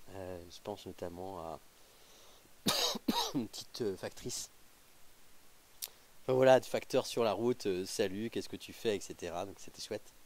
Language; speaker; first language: French; native; French